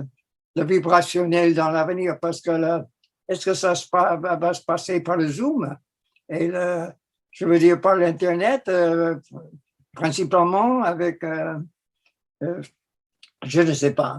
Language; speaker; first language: French; non-native, fluent; English